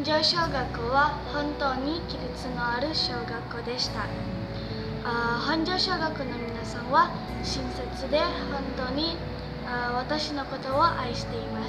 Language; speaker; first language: Japanese; non-native, learner; Indonesian